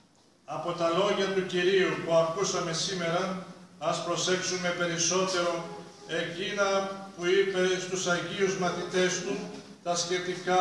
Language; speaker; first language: Greek; native; Greek